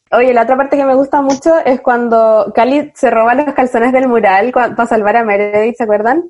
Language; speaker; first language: Spanish; native; Spanish